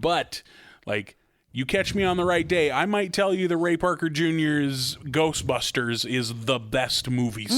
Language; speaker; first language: English; native; English